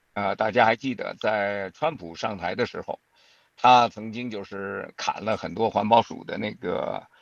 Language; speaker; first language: Chinese; native; Chinese